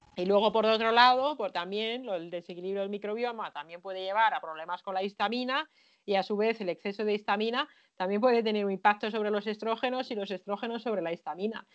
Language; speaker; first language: Spanish; non-native, fluent; Finnish